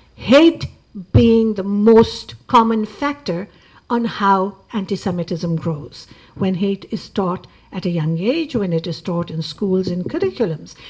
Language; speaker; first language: English; non-native, local second language; Urdu